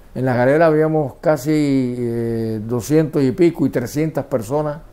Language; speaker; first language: Spanish; native; Spanish